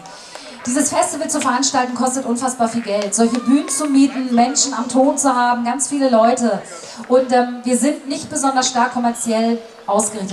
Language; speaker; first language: German; native; German